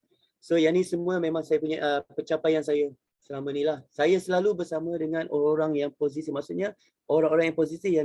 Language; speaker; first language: Malay; native; Malay